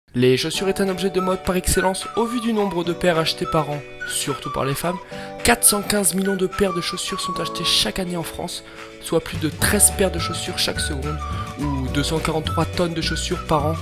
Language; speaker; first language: French; native; French